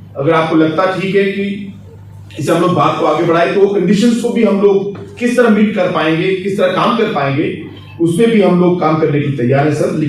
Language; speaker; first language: Hindi; non-native, local second language; Garo